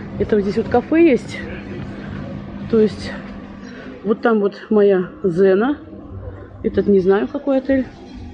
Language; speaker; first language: Russian; native; Russian